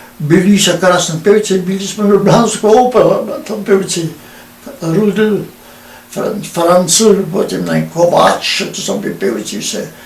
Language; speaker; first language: Slovenian; native; Slovenian